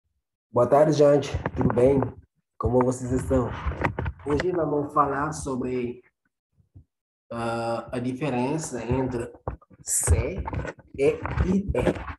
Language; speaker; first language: Portuguese; non-native, fluent; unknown